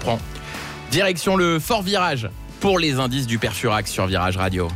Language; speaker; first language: French; native; French